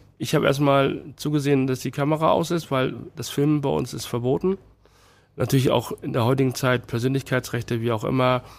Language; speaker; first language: German; early bilingual, other home language; Chinese